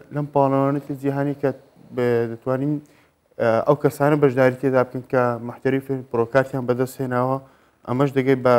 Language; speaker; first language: Central Kurdish; native; Central Kurdish